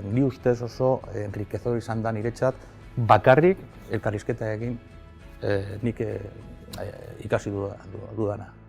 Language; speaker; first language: Basque; non-native, local second language; Spanish